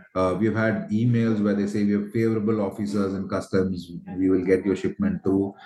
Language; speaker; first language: English; non-native, local second language; Tamil